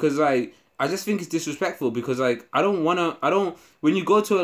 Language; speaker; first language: English; non-native, local second language; Shona